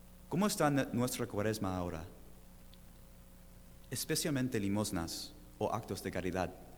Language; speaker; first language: Spanish; non-native, learner; English